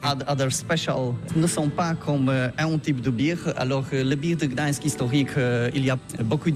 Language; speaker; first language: French; non-native, learner; Polish